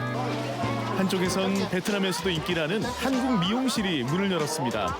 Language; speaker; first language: Korean; native; Korean